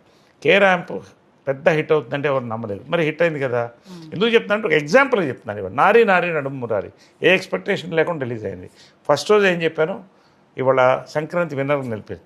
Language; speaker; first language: Telugu; native; Telugu